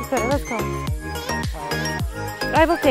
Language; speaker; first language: English; non-native, learner; Russian